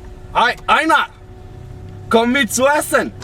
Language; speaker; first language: German; non-native, learner; Icelandic